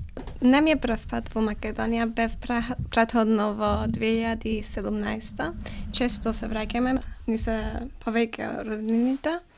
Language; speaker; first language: Macedonian; early bilingual, heritage; Macedonian